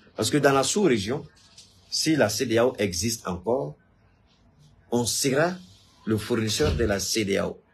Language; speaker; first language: French; non-native, local second language; Bambara